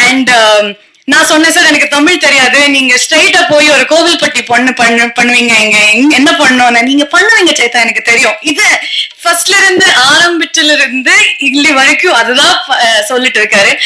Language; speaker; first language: Tamil; non-native, learner; Kannada